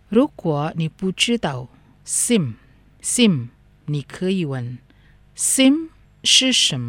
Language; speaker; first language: Chinese; non-native, fluent; Indonesian